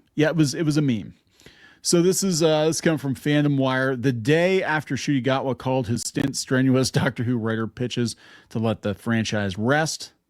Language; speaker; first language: English; native; English